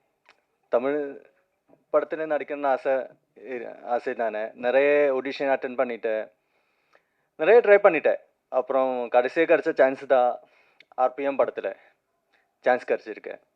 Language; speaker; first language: Tamil; non-native, learner; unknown